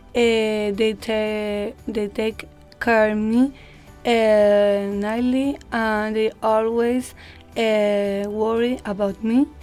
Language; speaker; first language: English; non-native, learner; Spanish